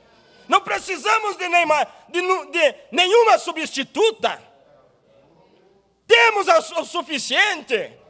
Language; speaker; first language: Portuguese; native; Portuguese